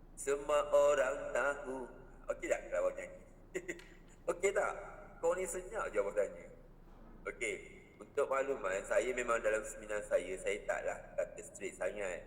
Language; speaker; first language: Malay; native; Malay